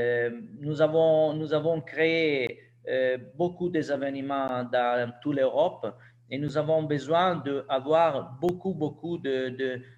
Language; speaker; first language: French; non-native, learner; Italian